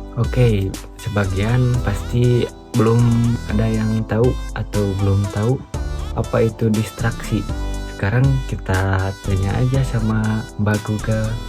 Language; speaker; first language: Indonesian; non-native, local second language; Sundanese